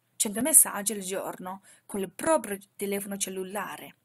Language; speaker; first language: Italian; non-native, fluent; Chinese